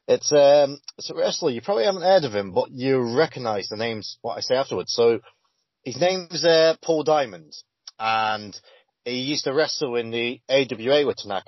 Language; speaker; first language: English; native; English